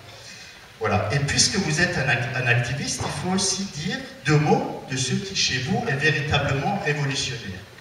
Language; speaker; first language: French; native; French